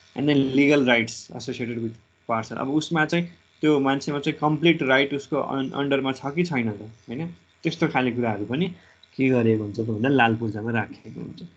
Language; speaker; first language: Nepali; native; Nepali